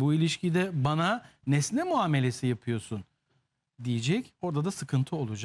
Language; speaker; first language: Turkish; native; Turkish